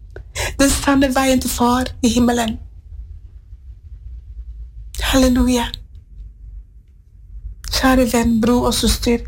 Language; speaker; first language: Swedish; non-native, learner; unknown